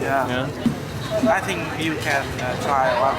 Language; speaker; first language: English; non-native, learner; Vietnamese